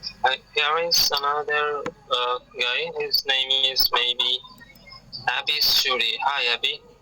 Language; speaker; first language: English; non-native, learner; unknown